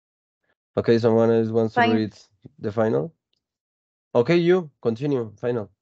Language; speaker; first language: English; non-native, fluent; Spanish